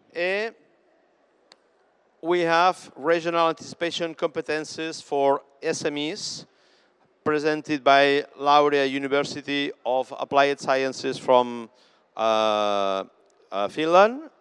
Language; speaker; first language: English; non-native, fluent; Catalan